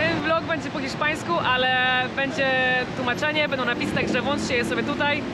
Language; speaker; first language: Polish; native; Polish